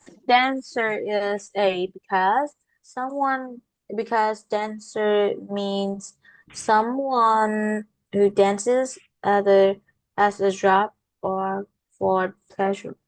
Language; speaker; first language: English; non-native, learner; Vietnamese